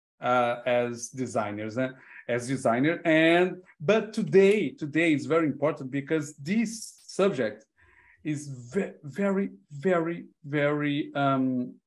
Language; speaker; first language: English; non-native, learner; Portuguese